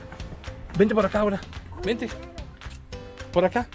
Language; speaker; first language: Spanish; native; Spanish